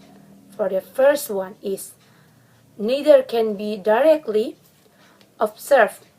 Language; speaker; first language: English; non-native, learner; Indonesian